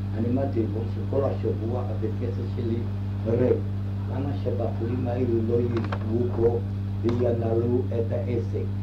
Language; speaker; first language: Hebrew; non-native, fluent; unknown